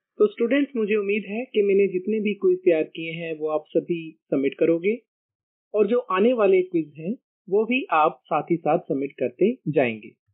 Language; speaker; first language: Hindi; non-native, local second language; Punjabi